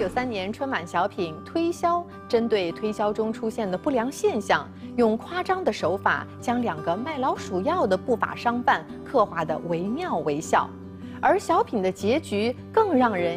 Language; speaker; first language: Chinese; native; Chinese